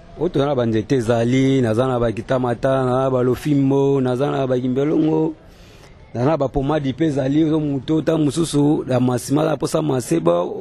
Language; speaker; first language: Lingala; non-native, local second language; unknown